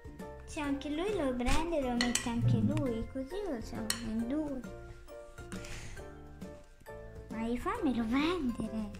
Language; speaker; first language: Italian; early bilingual, other home language; Sinhala